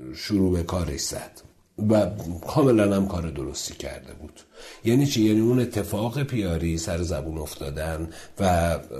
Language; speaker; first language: Persian; non-native, local second language; Azerbaijani